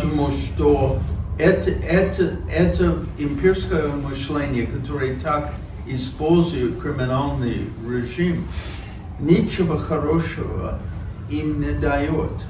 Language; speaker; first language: Russian; non-native, fluent; English